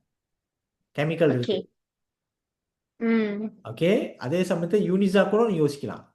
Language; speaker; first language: Tamil; native; Tamil